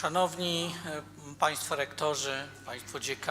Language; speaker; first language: Polish; native; Polish